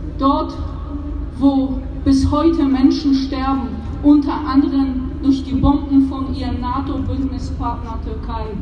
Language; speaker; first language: German; early bilingual, other home language; Polish